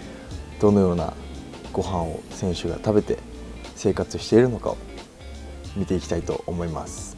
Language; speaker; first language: Japanese; native; Japanese